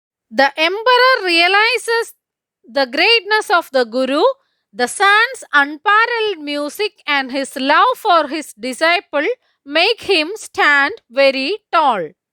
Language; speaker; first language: English; non-native, local second language; Malayalam